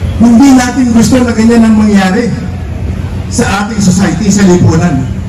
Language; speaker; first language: Filipino; native; Filipino